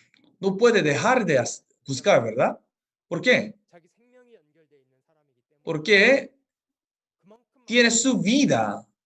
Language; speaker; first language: Spanish; non-native, fluent; Korean